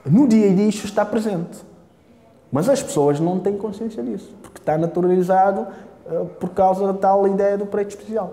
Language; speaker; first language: Portuguese; non-native, local second language; Kabuverdianu